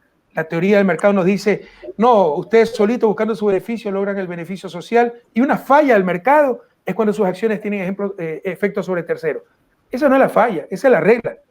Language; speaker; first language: Spanish; native; Spanish